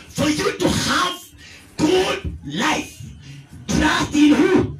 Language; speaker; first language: English; non-native, local second language; Swahili